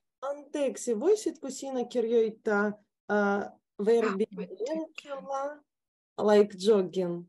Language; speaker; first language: Finnish; non-native, learner; Russian